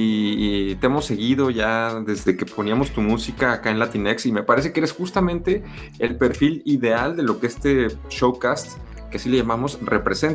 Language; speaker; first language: Spanish; native; Spanish